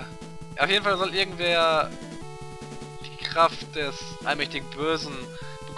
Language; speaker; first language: German; native; German